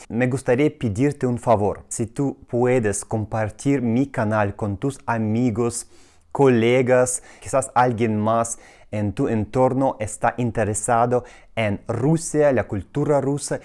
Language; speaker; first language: Spanish; non-native, fluent; Russian